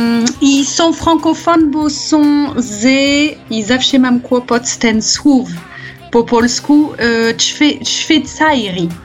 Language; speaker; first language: Polish; non-native, learner; French